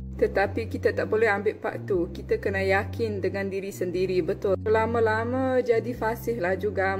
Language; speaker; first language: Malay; non-native, fluent; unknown